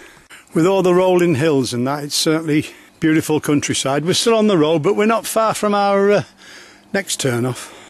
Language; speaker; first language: English; native; English